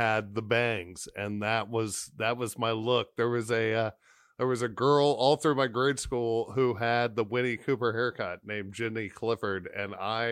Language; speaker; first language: English; native; English